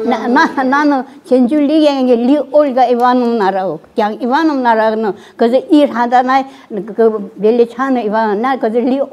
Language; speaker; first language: Korean; early bilingual, heritage; Korean